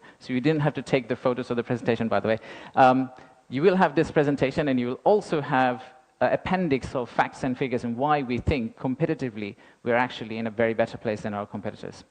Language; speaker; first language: English; non-native, local second language; Bangla